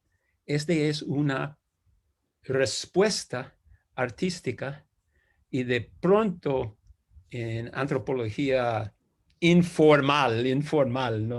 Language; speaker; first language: Spanish; non-native, fluent; English